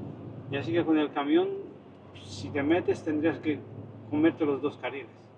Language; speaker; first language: Spanish; native; Spanish